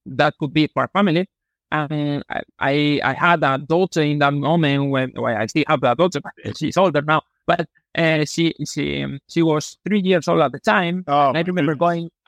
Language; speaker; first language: English; non-native, fluent; Spanish